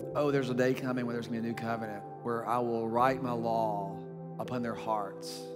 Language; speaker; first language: English; native; English